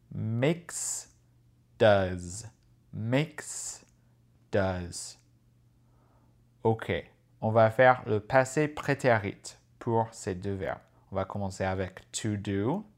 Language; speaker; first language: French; non-native, fluent; English